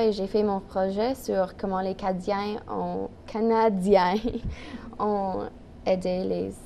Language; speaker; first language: French; non-native, local second language; English